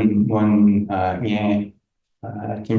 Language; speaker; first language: Vietnamese; non-native, learner; English